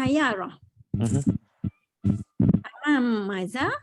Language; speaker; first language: Arabic; non-native, learner; Malay